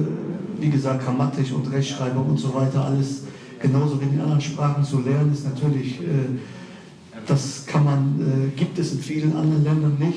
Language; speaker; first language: German; early bilingual, other home language; Kurdish